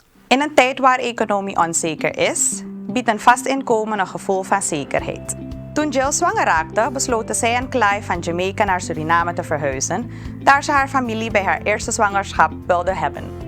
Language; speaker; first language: Dutch; native; Dutch